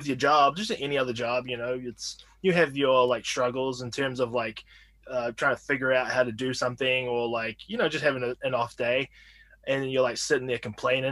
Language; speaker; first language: English; native; English